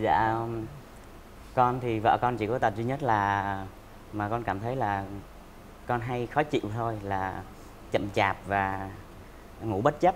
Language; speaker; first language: Vietnamese; native; Vietnamese